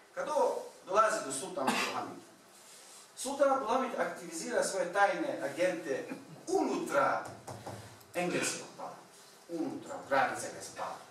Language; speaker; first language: Bosnian; non-native, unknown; Turkish